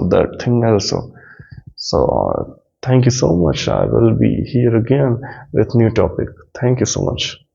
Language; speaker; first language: English; non-native, local second language; Hindi